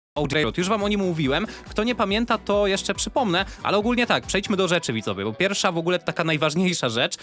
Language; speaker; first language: Polish; native; Polish